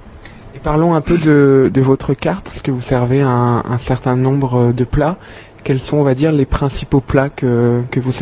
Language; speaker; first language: French; native; French